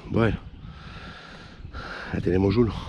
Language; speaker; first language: Spanish; native; Spanish